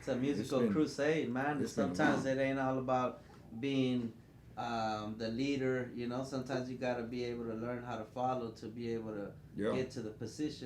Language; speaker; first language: English; native; English